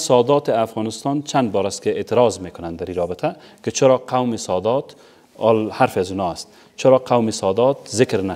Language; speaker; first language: Persian; native; Persian